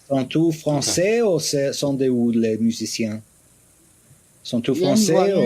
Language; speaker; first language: French; non-native, learner; English